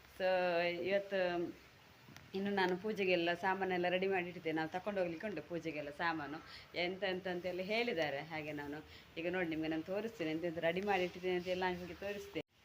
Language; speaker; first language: Kannada; non-native, local second language; Tulu